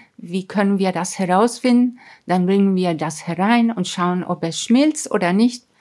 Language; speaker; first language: German; non-native, fluent; Spanish